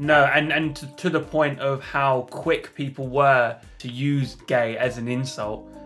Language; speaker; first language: English; native; English